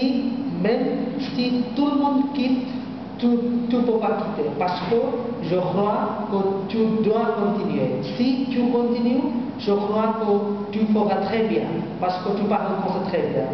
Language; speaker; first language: French; non-native, learner; Bangla